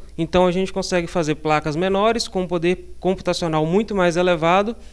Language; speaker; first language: Portuguese; native; Portuguese